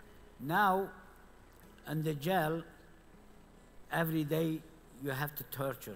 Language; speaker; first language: English; non-native, learner; Kurdish